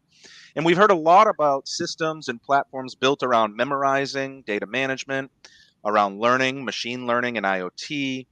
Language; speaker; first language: English; native; English